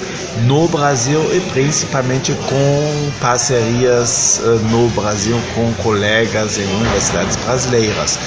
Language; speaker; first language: Portuguese; non-native, fluent; German